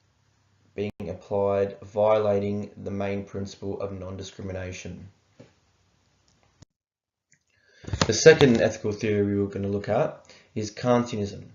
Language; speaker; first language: English; native; English